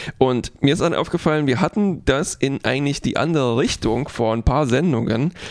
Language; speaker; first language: German; non-native, fluent; Polish